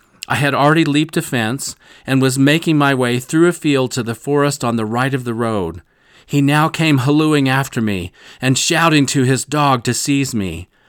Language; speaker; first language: English; native; English